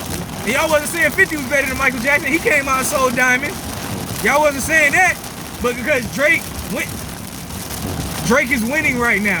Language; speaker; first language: English; native; English